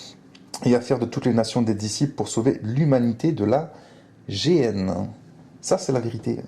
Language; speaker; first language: French; native; French